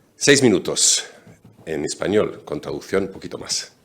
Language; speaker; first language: Spanish; non-native, fluent; German